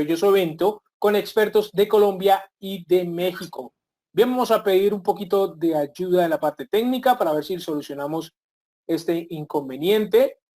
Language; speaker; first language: Spanish; native; Spanish